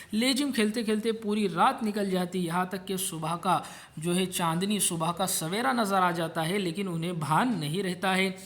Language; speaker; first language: Urdu; non-native, local second language; Marathi